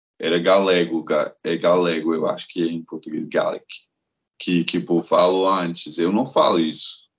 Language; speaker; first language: Portuguese; non-native, fluent; English